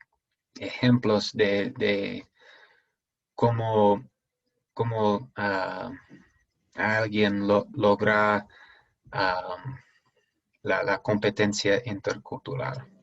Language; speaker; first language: Spanish; non-native, fluent; English